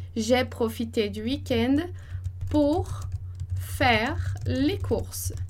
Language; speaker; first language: French; non-native, fluent; Portuguese